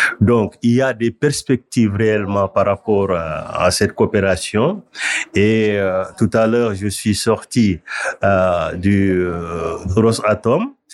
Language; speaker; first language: French; non-native, local second language; Wolof